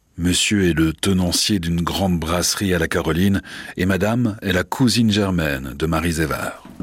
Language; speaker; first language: French; native; French